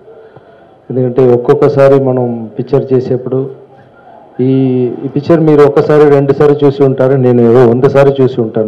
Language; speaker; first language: Telugu; non-native, local second language; Tamil